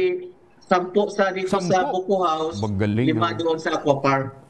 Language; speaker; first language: Filipino; native; Filipino